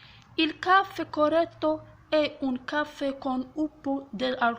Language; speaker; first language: Italian; non-native, fluent; French